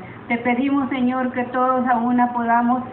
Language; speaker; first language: Spanish; native; Spanish